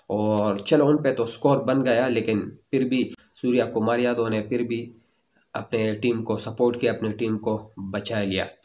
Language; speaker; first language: Urdu; native; Urdu